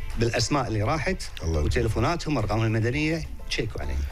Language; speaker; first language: Arabic; native; Arabic